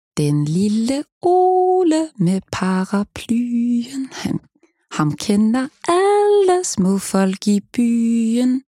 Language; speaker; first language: Russian; early bilingual, heritage; Danish